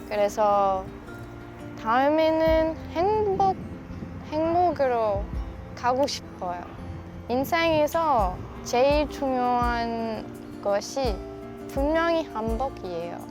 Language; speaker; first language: Korean; non-native, learner; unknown